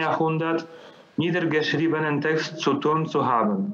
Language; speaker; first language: German; non-native, fluent; Polish